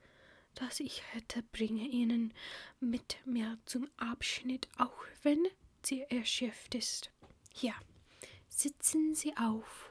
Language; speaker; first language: German; non-native, learner; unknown